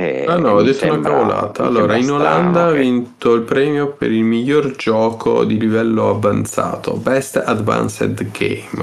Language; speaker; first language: Italian; native; Italian